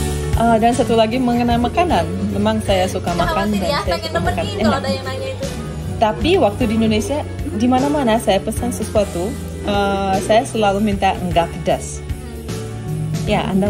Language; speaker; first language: Indonesian; non-native, fluent; Russian